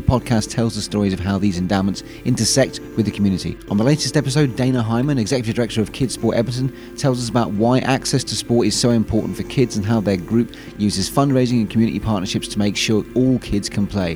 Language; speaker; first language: English; native; English